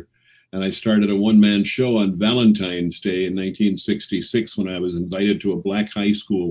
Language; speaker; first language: English; native; English